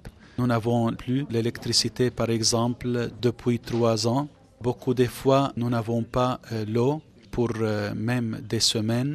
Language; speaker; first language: French; non-native, fluent; Arabic